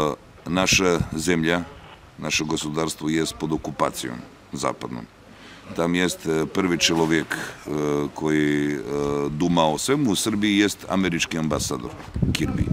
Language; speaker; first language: Russian; non-native, learner; Serbian